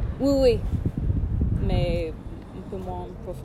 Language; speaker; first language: French; non-native, fluent; English